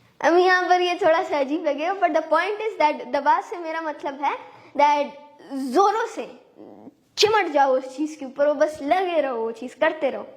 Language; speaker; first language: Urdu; native; Urdu